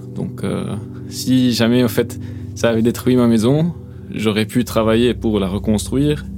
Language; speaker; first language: French; non-native, local second language; Arabic